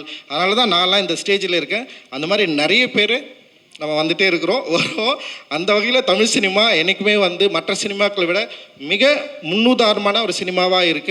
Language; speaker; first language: Tamil; native; Tamil